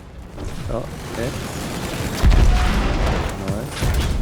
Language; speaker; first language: German; native; German